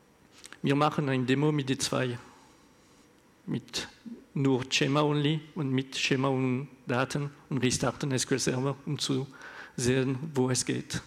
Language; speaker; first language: German; non-native, learner; French